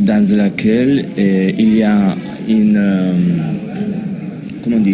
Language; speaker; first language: French; non-native, learner; Spanish